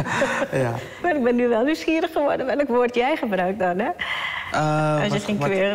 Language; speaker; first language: Dutch; early bilingual, other home language; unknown